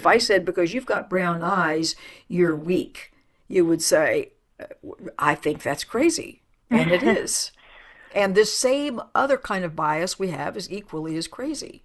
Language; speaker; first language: English; native; English